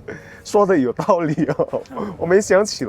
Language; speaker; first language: Chinese; early bilingual, heritage; Chinese